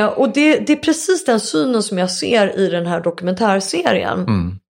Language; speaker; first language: Swedish; native; Swedish